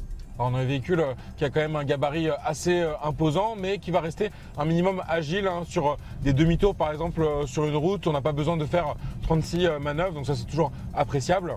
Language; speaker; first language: French; native; French